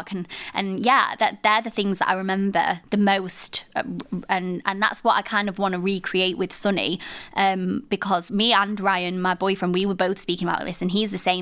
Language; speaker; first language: English; native; English